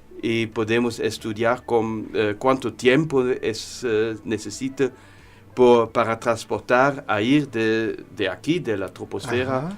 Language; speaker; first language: Spanish; non-native, learner; German